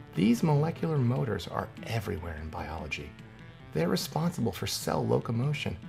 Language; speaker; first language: English; native; English